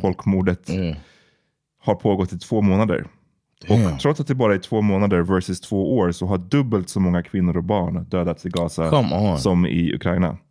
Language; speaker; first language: Swedish; native; Swedish